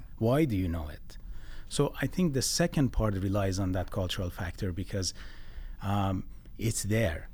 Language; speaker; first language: English; non-native, fluent; Persian